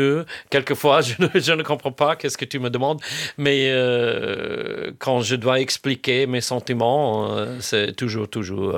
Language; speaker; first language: French; non-native, fluent; English